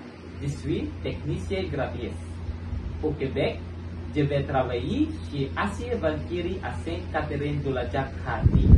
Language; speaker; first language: French; non-native, learner; Filipino